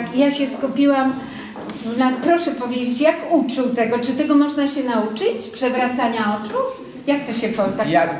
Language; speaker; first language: Polish; native; Polish